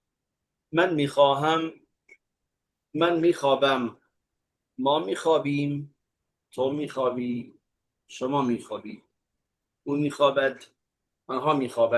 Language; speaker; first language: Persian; non-native, fluent; Urdu